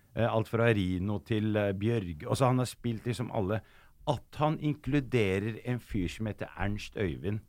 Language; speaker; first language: Norwegian; early bilingual, other home language; Arabic